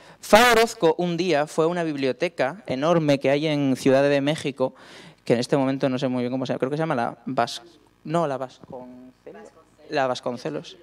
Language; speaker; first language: Spanish; native; Spanish